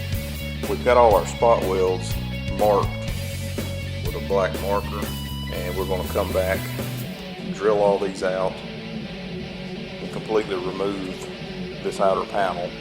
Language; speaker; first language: English; native; English